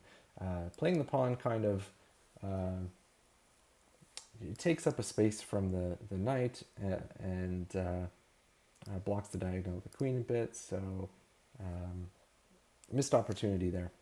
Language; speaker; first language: English; native; English